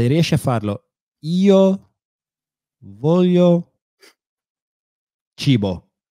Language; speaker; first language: Italian; non-native, fluent; English